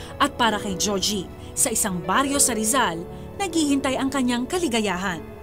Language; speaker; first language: Filipino; native; Filipino